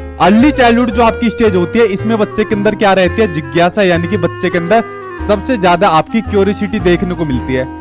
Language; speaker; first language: Hindi; native; Hindi